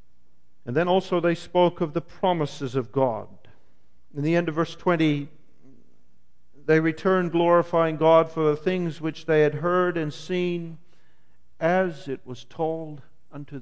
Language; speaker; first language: English; native; English